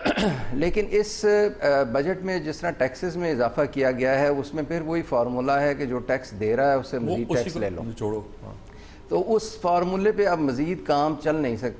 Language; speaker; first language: Urdu; native; Urdu